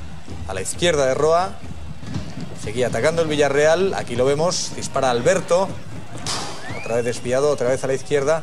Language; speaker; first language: Spanish; native; Spanish